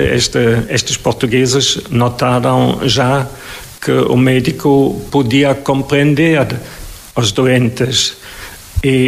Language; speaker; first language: Portuguese; non-native, fluent; German